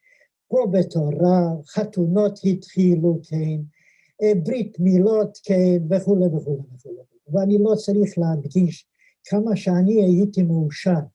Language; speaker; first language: Hebrew; non-native, fluent; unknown